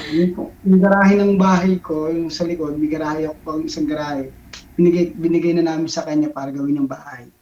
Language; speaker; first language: Filipino; native; Filipino